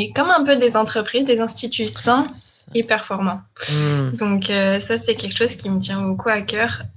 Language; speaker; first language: French; native; French